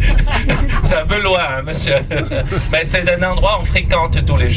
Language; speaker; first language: French; non-native, fluent; Chinese